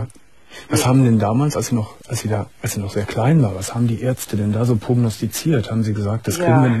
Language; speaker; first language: German; native; German